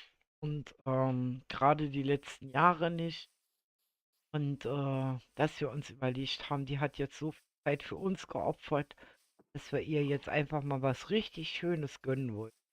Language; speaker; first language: German; native; German